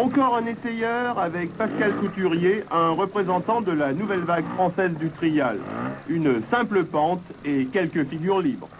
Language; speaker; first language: French; native; French